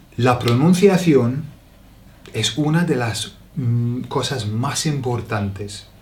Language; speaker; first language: Spanish; non-native, fluent; English